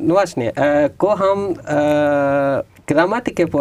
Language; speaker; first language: Polish; non-native, fluent; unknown